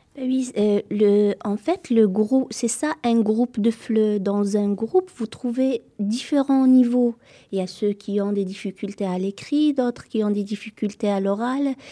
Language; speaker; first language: French; non-native, local second language; Kabyle